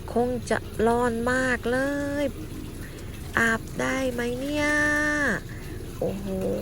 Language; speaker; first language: Thai; native; Thai